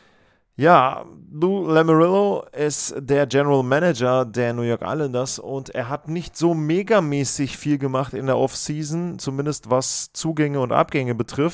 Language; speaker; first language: German; native; German